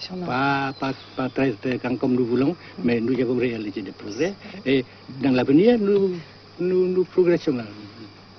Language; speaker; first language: French; non-native, local second language; Vietnamese